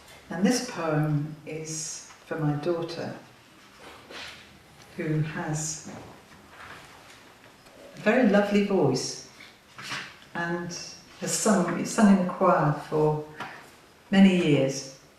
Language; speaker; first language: English; native; English